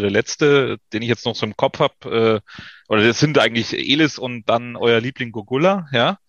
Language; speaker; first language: German; native; German